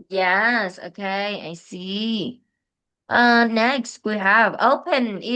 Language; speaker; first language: English; non-native, fluent; Vietnamese